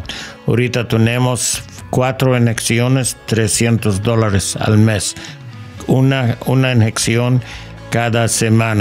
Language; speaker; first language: Spanish; non-native, learner; English